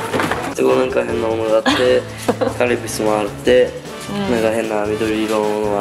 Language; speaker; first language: Japanese; early bilingual, heritage; Japanese